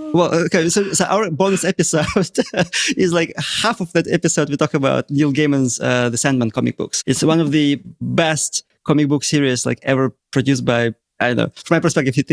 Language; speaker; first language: English; non-native, fluent; Russian